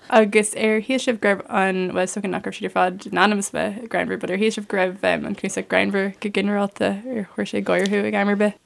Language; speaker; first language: Irish; native; Irish